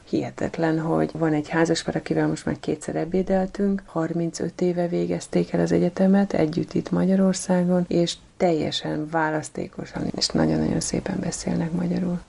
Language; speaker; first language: Hungarian; native; Hungarian